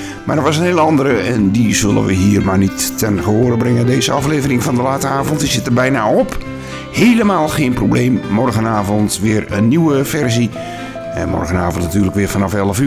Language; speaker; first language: Dutch; native; Dutch